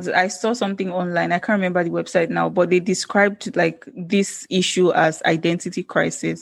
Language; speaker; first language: English; non-native, local second language; Yoruba